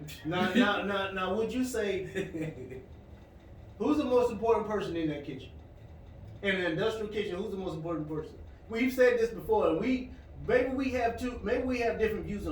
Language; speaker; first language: English; native; English